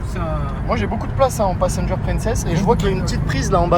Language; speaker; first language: French; native; French